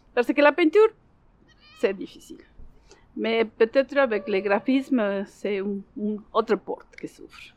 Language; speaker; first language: French; non-native, learner; Spanish